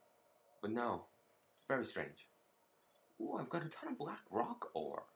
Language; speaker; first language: English; native; English